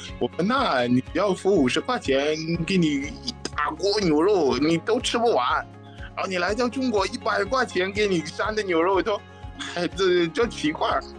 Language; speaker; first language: Chinese; non-native, fluent; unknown